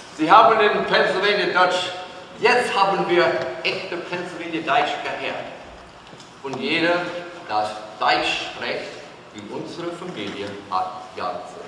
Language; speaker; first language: German; early bilingual, heritage; English